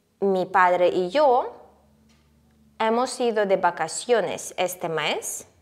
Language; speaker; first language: Spanish; non-native, fluent; Ukrainian